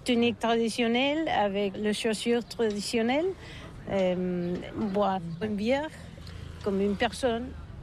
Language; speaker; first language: French; non-native, learner; Catalan